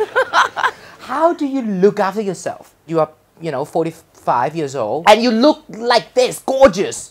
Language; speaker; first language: English; non-native, fluent; Thai